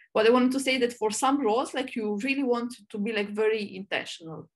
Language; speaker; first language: English; non-native, fluent; Romanian